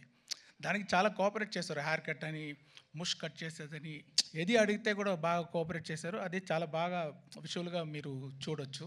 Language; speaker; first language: Telugu; non-native, fluent; Tamil